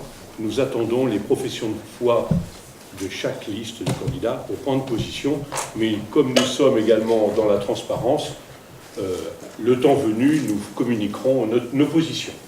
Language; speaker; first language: French; native; French